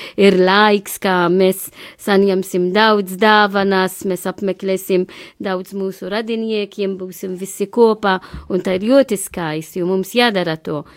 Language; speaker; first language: Latvian; non-native, learner; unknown